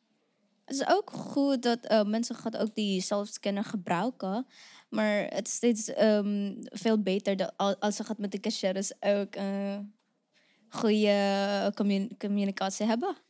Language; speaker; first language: Dutch; non-native, learner; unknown